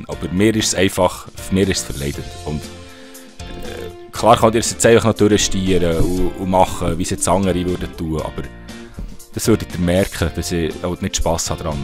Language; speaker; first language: German; native; German